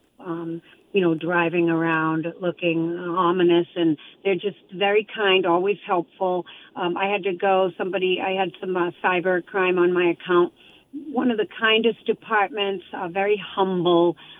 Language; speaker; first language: English; native; English